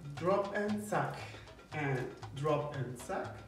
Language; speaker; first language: English; non-native, fluent; German